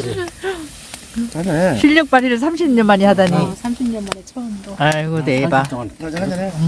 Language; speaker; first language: Korean; native; Korean